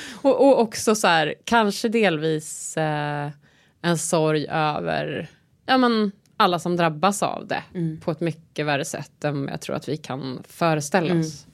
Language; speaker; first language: Swedish; native; Swedish